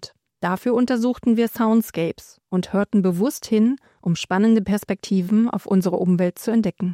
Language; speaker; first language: German; native; German